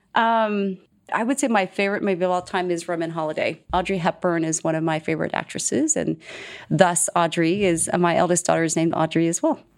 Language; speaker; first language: English; early bilingual, other home language; Korean